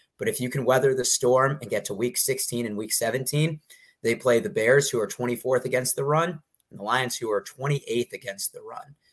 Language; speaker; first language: English; native; English